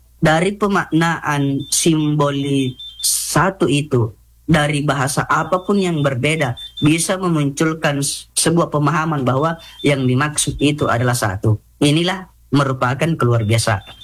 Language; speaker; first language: Indonesian; non-native, local second language; Buginese